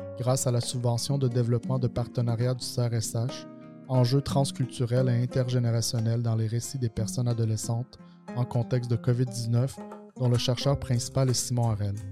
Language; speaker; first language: French; native; French